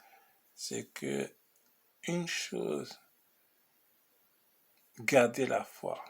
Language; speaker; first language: French; non-native, local second language; Haitian Creole